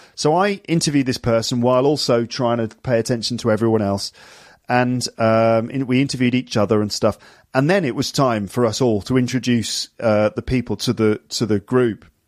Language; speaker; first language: English; native; English